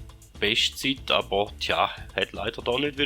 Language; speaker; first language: German; native; German